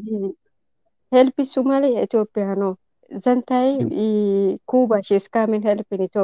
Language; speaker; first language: English; non-native, learner; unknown